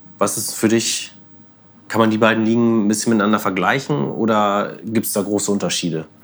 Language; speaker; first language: German; native; German